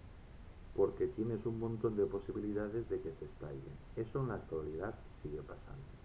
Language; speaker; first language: Spanish; native; Spanish